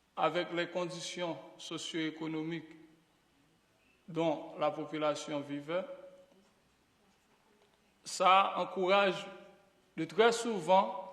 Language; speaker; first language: French; non-native, local second language; Haitian Creole